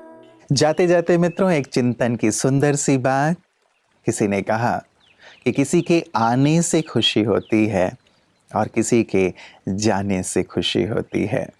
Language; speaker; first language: Hindi; native; Hindi